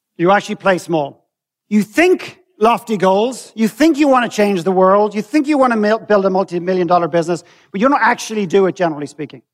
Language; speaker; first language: English; native; English